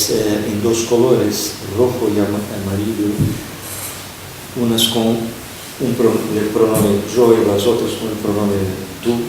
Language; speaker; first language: Spanish; non-native, fluent; Portuguese